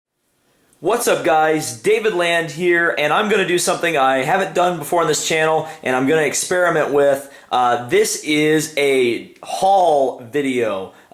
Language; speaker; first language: English; native; English